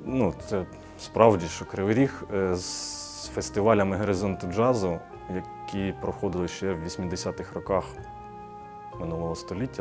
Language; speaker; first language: Ukrainian; native; Ukrainian